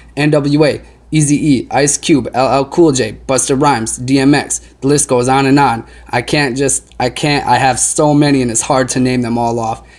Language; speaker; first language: English; native; English